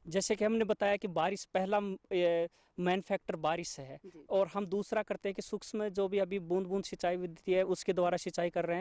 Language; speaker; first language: Hindi; native; Hindi